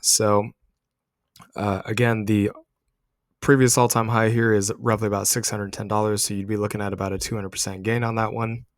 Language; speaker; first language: English; native; English